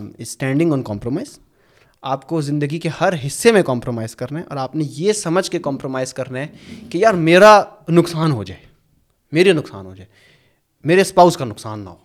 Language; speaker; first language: Urdu; native; Urdu